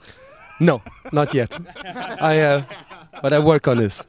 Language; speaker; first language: English; non-native, fluent; German